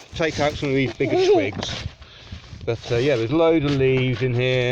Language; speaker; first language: English; native; English